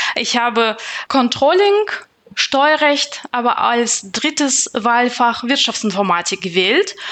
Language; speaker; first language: German; non-native, fluent; Russian